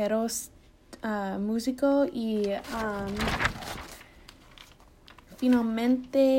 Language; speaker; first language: Spanish; non-native, learner; English